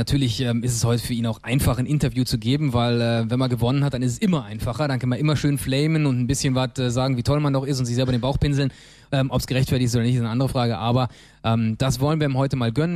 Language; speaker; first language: German; native; German